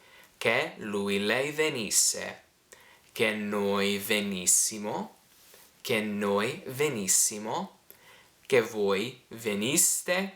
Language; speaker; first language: Italian; non-native, fluent; English